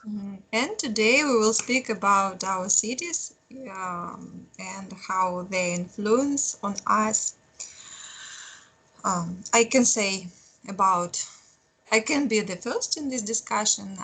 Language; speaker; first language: English; non-native, learner; Russian